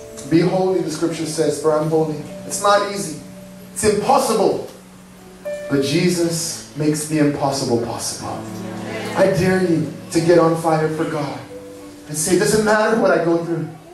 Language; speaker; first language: English; early bilingual, other home language; Spanish